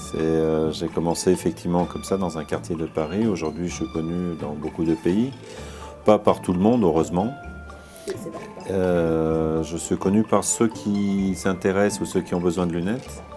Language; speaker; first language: French; early bilingual, other home language; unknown